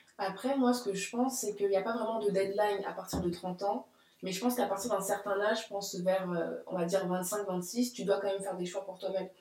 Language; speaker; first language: French; native; French